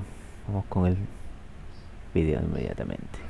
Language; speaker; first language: Spanish; native; Spanish